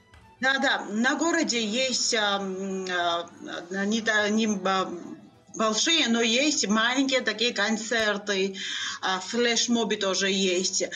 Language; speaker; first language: Russian; non-native, fluent; Georgian